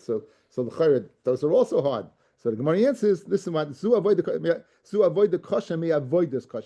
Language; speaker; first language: English; native; English